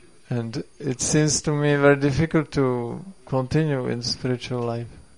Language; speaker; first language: English; non-native, fluent; Czech